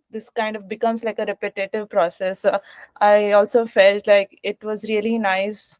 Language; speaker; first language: English; non-native, local second language; Hindi